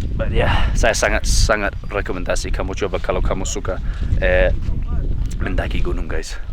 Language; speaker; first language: Indonesian; non-native, learner; English